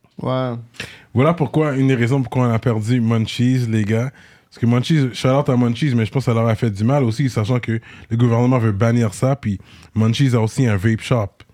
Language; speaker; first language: French; native; French